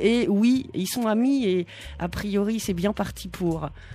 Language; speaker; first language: French; native; French